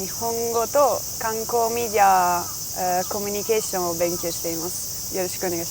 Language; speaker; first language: Japanese; non-native, learner; Italian